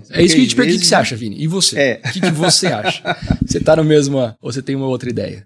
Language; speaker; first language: Portuguese; native; Portuguese